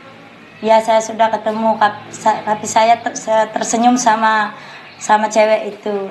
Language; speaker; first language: Indonesian; non-native, local second language; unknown